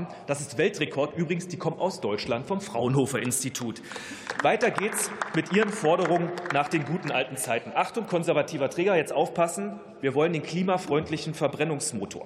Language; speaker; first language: German; native; German